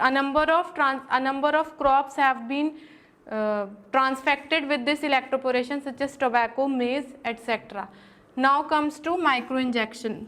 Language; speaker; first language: English; non-native, local second language; Hindi